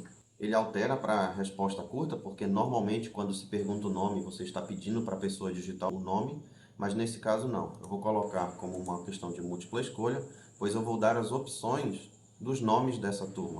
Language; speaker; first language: Portuguese; native; Portuguese